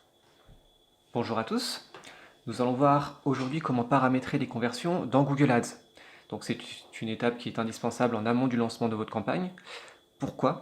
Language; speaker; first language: French; native; French